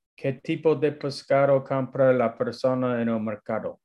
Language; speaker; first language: Spanish; non-native, learner; English